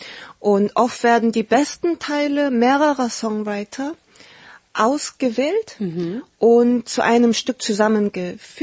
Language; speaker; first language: German; early bilingual, heritage; Korean